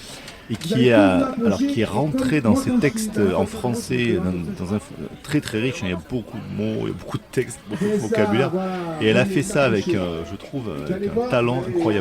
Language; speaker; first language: French; native; French